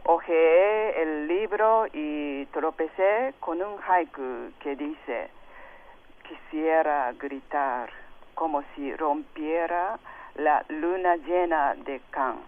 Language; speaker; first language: Spanish; non-native, fluent; Japanese